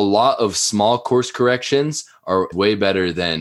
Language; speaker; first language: English; native; English